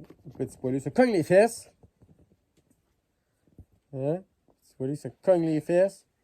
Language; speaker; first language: French; native; French